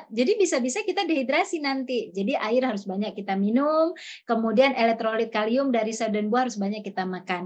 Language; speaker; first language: Indonesian; native; Indonesian